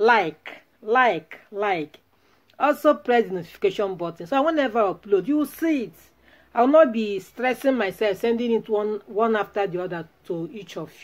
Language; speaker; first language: English; non-native, local second language; Igbo